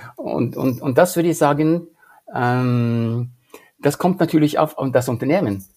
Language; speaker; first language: German; non-native, fluent; Norwegian